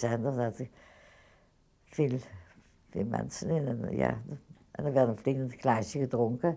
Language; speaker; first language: Dutch; native; Dutch